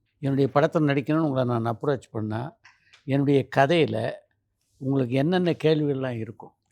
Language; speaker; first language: Tamil; native; Tamil